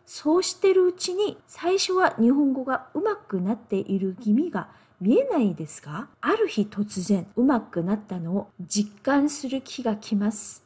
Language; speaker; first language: Japanese; non-native, fluent; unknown